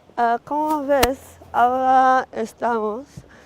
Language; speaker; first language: Spanish; non-native, fluent; Arabic